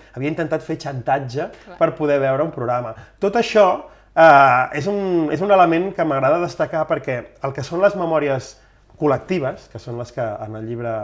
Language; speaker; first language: Catalan; native; Catalan